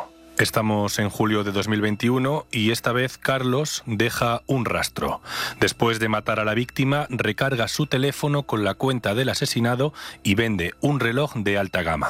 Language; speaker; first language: Spanish; native; Spanish